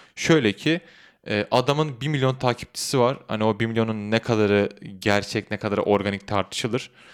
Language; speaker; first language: Turkish; native; Turkish